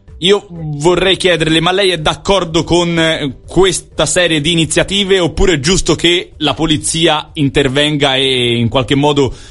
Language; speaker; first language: Italian; native; Italian